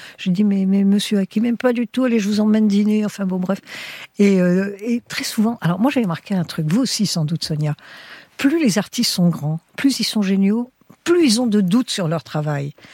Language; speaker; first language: French; early bilingual, heritage; French